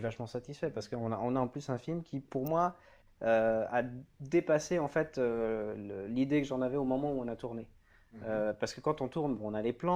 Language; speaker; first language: French; native; French